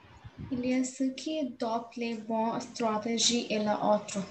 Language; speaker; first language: French; non-native, learner; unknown